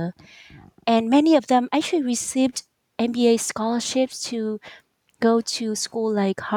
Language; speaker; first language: English; non-native, fluent; Vietnamese